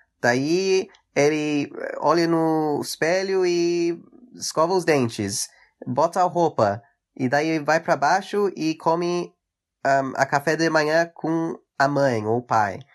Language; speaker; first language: Portuguese; early bilingual, heritage; English